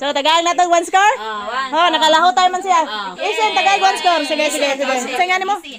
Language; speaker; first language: Cebuano; native; Cebuano